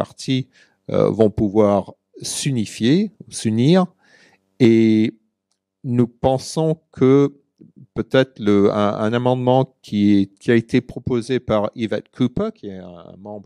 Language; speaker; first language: French; early bilingual, other home language; English